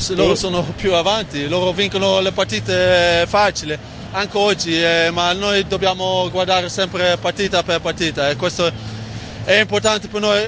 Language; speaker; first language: Italian; non-native, fluent; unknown